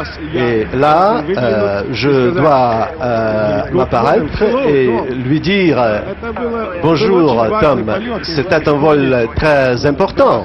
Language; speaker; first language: French; non-native, fluent; Russian